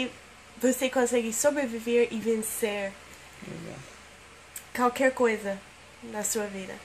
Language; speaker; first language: Portuguese; non-native, fluent; English